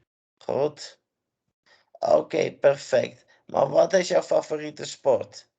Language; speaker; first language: Dutch; non-native, fluent; English